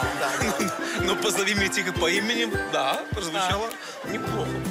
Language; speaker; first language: Russian; native; Russian